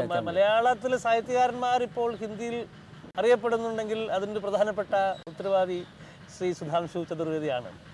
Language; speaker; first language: Malayalam; native; Malayalam